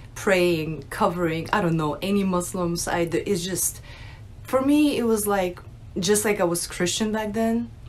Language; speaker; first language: English; early bilingual, other home language; Russian